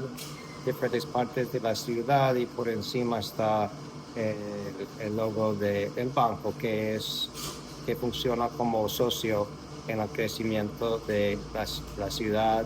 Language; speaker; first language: Spanish; non-native, fluent; English